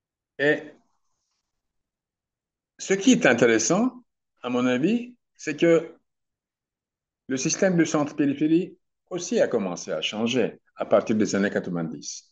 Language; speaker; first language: French; non-native, fluent; Turkish